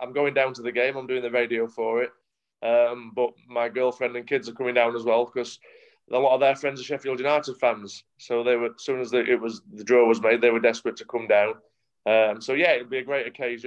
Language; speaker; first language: English; native; English